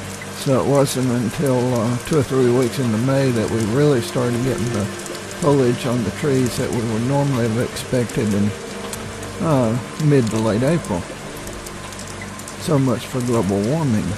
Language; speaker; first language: English; native; English